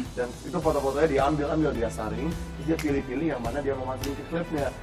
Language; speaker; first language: Indonesian; early bilingual, heritage; Indonesian